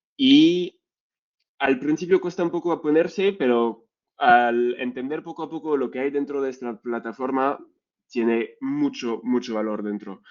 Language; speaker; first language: Spanish; non-native, fluent; French